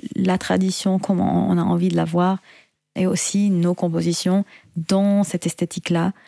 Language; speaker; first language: French; non-native, fluent; Arabic